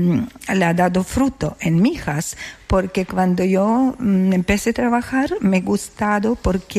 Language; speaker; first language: Spanish; non-native, fluent; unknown